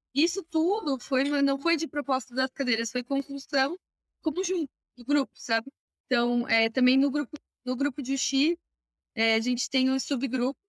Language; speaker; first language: Portuguese; native; Portuguese